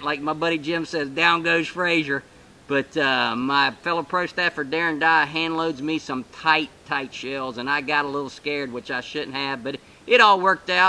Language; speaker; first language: English; native; English